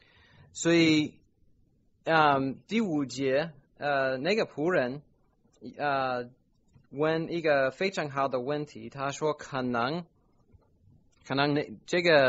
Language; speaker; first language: Chinese; non-native, fluent; English